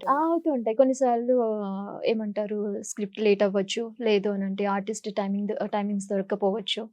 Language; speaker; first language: Telugu; native; Telugu